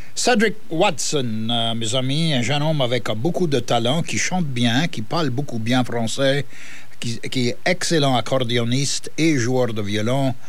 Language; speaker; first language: French; native; French